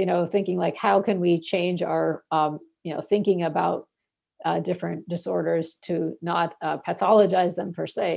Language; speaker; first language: English; non-native, local second language; Bangla